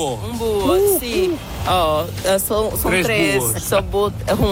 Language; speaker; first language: Spanish; non-native, fluent; Portuguese